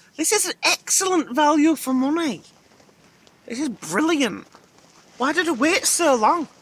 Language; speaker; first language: English; native; English